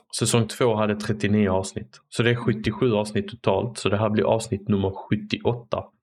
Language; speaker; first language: Swedish; early bilingual, other home language; Arabic